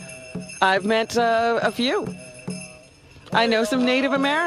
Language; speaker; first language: English; native; English